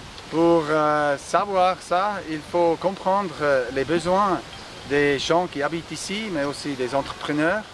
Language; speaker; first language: French; non-native, local second language; German